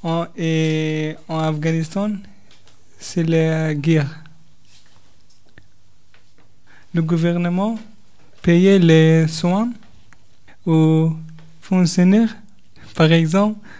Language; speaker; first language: French; non-native, learner; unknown